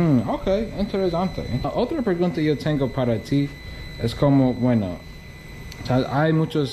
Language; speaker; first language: Spanish; non-native, learner; English